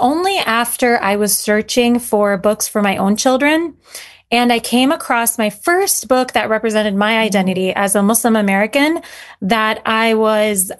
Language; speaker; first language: English; early bilingual, other home language; Arabic